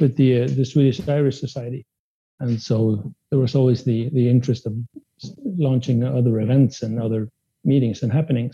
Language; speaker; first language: English; non-native, fluent; Spanish